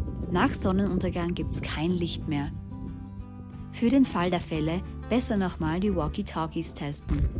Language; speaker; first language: German; native; German